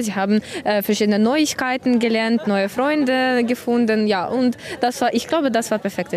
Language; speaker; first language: German; non-native, learner; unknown